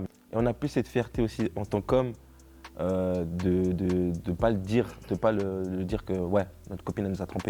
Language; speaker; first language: French; native; French